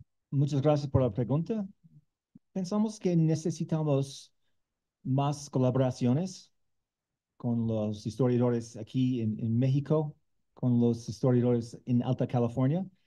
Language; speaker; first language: Spanish; non-native, learner; English